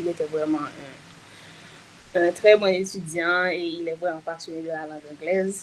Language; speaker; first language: French; non-native, local second language; Haitian Creole